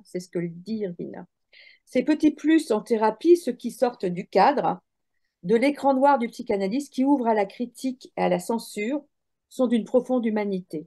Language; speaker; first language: French; native; French